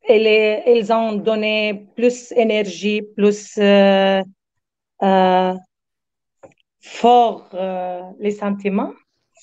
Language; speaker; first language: French; non-native, learner; Arabic